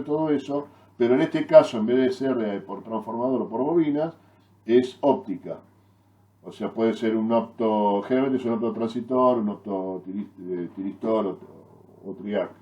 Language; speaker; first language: Spanish; native; Spanish